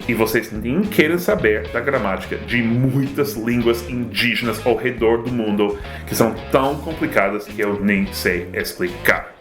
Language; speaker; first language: Portuguese; non-native, fluent; English